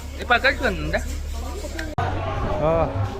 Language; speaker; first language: Korean; native; Korean